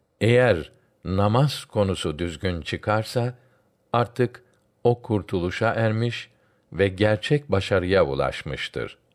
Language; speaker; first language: Turkish; native; Turkish